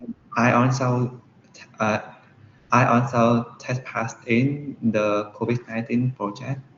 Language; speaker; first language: English; non-native, learner; Vietnamese